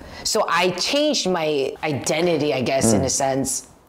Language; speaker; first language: English; early bilingual, other home language; Korean